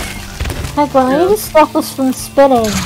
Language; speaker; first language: English; native; English